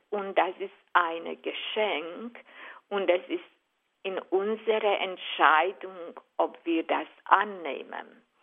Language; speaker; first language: German; non-native, fluent; Hungarian